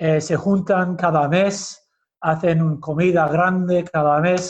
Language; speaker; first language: Spanish; early bilingual, heritage; Basque